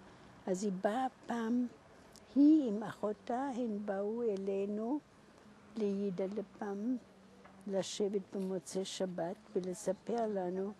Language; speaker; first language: Hebrew; non-native, fluent; German